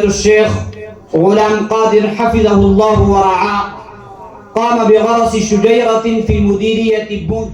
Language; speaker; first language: Arabic; non-native, fluent; Urdu